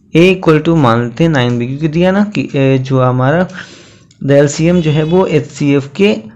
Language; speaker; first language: Hindi; native; Hindi